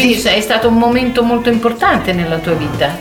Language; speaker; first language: Italian; native; Italian